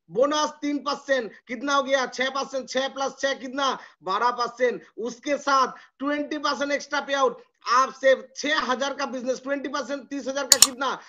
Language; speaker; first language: Hindi; non-native, local second language; Bangla